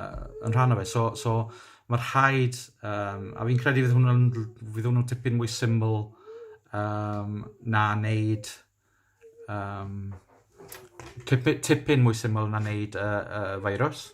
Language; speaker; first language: Welsh; native; Welsh